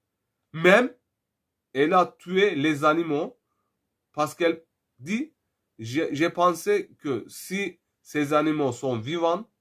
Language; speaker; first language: French; non-native, fluent; Turkish